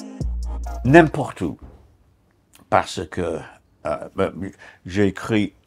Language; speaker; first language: French; non-native, fluent; English